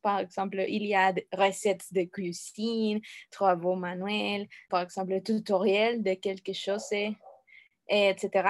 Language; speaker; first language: French; non-native, learner; Spanish